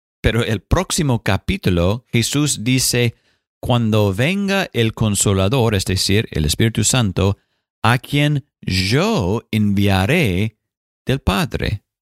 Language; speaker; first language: Spanish; non-native, fluent; English